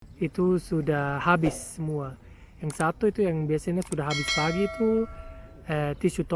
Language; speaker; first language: Indonesian; non-native, fluent; German